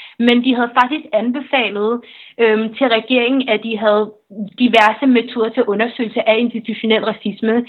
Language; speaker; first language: Danish; early bilingual, other home language; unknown